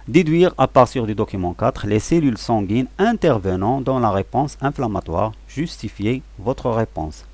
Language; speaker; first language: French; non-native, local second language; Arabic